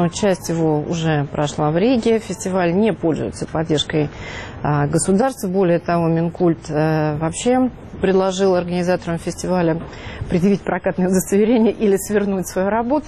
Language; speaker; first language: Russian; native; Russian